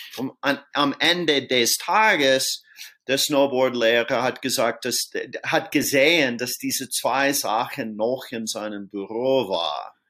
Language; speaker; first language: German; non-native, fluent; English